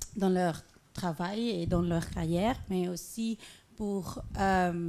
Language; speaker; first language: French; non-native, learner; Dutch